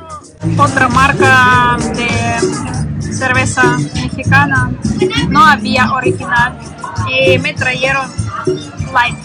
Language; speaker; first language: Spanish; non-native, learner; Russian